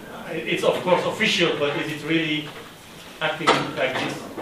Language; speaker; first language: English; non-native, fluent; French